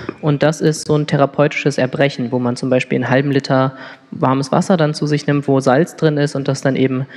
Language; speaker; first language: German; native; German